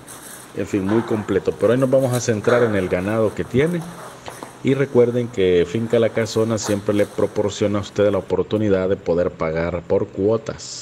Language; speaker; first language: Spanish; native; Spanish